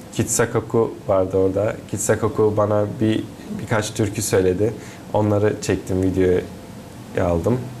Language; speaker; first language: Turkish; native; Turkish